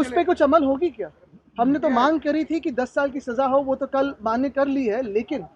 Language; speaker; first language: Hindi; non-native, local second language; Marathi